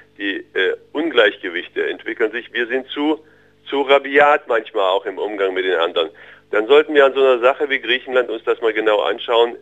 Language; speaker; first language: German; early bilingual, other home language; Russian